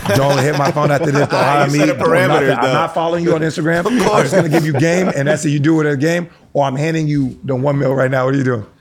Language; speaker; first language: English; early bilingual, other home language; Akan